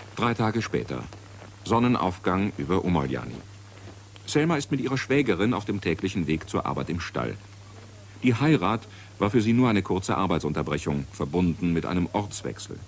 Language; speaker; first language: German; native; German